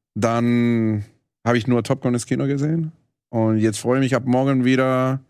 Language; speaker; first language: German; non-native, fluent; Spanish